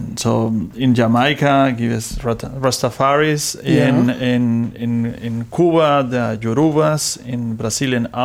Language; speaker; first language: German; non-native, learner; Spanish